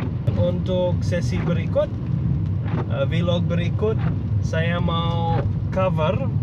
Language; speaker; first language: Indonesian; non-native, fluent; English